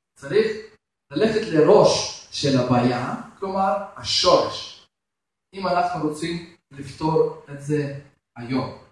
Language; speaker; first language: Hebrew; non-native, fluent; Russian